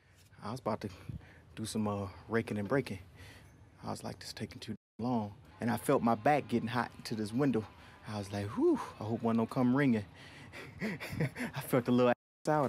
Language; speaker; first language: English; native; English